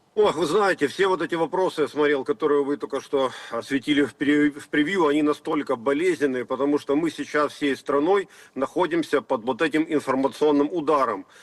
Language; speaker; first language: Russian; native; Russian